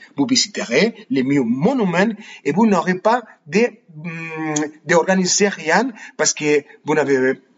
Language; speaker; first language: French; non-native, fluent; Spanish